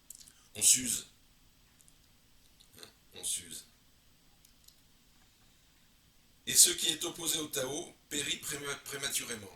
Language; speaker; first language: French; native; French